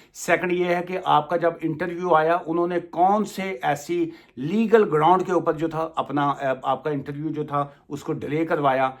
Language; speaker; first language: Urdu; non-native, local second language; Punjabi